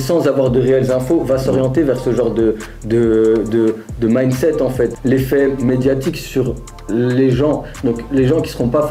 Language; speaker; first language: French; early bilingual, other home language; Arabic